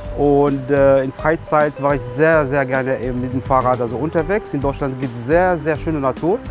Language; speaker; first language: German; non-native, fluent; Arabic